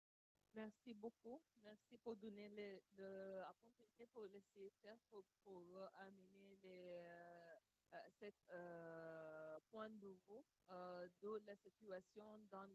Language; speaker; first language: French; non-native, learner; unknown